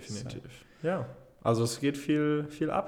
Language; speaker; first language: German; native; German